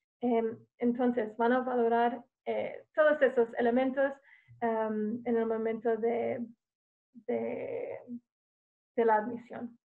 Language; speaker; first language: Spanish; non-native, fluent; English